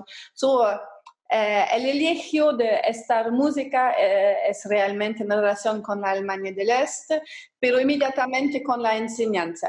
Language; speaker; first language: Spanish; non-native, fluent; German